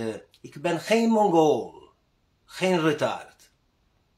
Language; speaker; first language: Dutch; non-native, learner; Italian